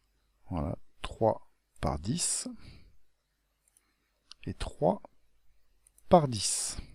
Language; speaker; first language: French; native; French